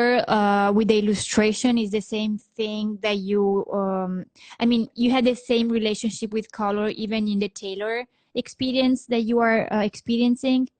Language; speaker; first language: English; non-native, fluent; Italian